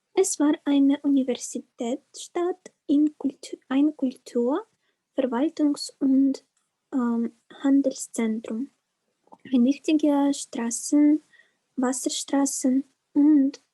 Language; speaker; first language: German; non-native, learner; Ukrainian